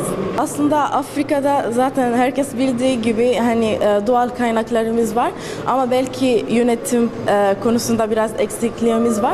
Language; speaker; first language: Turkish; non-native, fluent; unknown